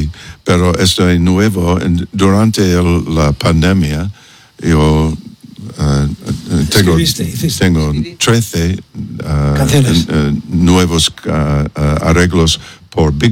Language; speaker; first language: Spanish; non-native, learner; English